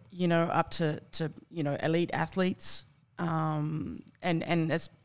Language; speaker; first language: English; native; English